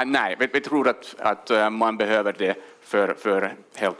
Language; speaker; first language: Swedish; non-native, local second language; Finnish